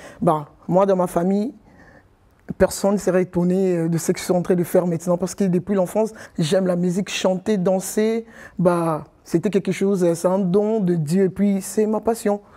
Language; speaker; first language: French; non-native, local second language; Lingala